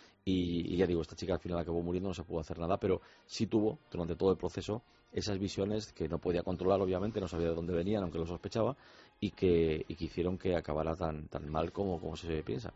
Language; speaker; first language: Spanish; native; Spanish